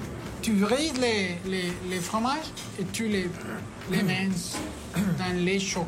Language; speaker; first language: French; non-native, learner; Spanish